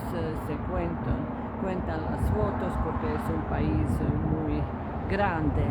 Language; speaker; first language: Spanish; non-native, fluent; Croatian